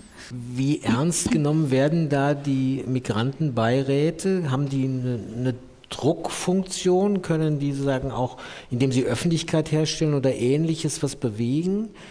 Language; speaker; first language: German; native; German